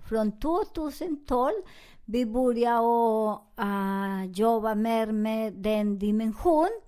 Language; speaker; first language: Swedish; non-native, learner; Spanish